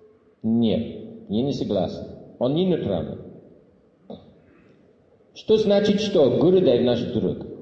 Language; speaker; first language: Russian; non-native, fluent; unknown